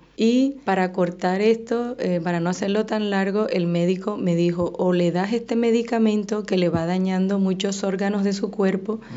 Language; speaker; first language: Spanish; native; Spanish